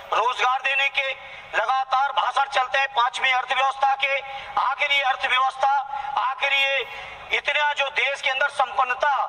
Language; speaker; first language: Hindi; native; Hindi